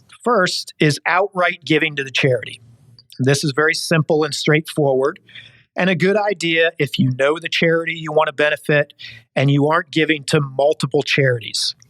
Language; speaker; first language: English; native; English